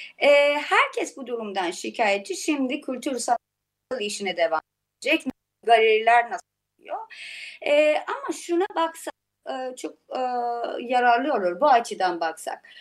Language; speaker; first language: Turkish; non-native, fluent; Persian